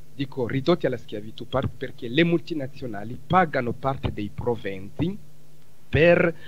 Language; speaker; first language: Italian; non-native, fluent; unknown